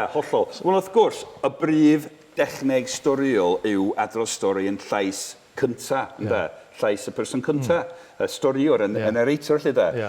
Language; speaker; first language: Welsh; non-native, fluent; English